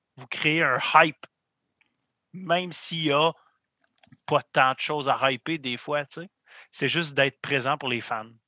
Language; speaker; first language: French; native; French